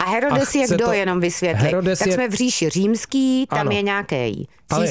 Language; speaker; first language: Czech; native; Czech